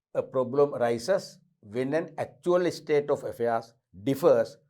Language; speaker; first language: English; non-native, local second language; Sinhala